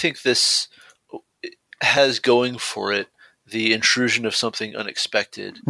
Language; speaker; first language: English; native; English